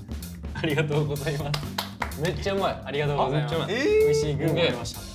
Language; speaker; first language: Japanese; native; Japanese